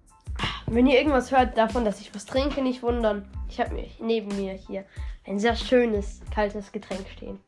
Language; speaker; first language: German; native; German